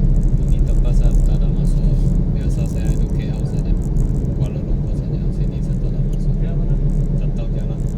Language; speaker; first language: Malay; non-native, learner; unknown